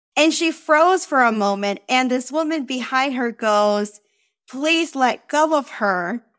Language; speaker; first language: English; early bilingual, other home language; Spanish